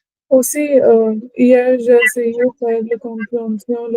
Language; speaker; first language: French; non-native, learner; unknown